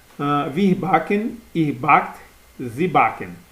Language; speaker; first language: German; non-native, learner; Portuguese